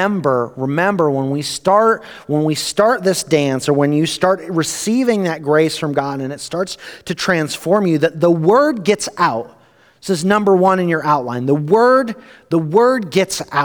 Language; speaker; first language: English; native; English